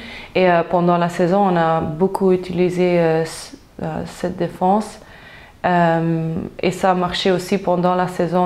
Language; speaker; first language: French; non-native, local second language; Dutch